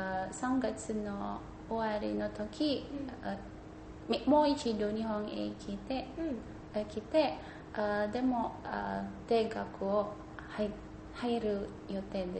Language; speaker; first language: Japanese; non-native, learner; Indonesian